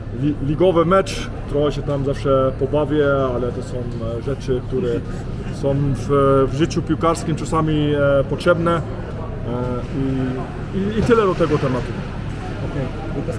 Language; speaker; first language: Polish; early bilingual, heritage; Polish